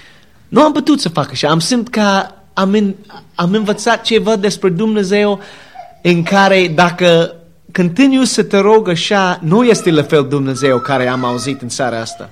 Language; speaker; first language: Romanian; non-native, learner; English